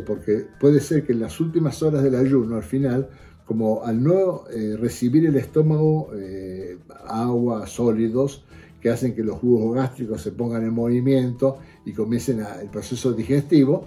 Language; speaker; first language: Spanish; native; Spanish